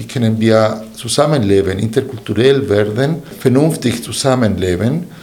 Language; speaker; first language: German; non-native, fluent; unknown